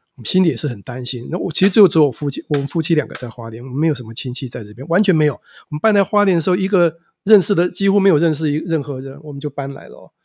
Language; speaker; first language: Chinese; native; Chinese